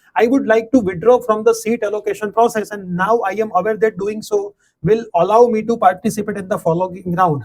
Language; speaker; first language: English; non-native, local second language; Gujarati